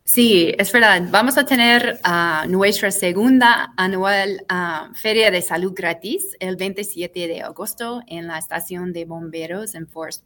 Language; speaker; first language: Spanish; non-native, fluent; English